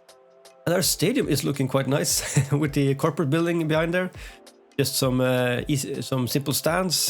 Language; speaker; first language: English; non-native, fluent; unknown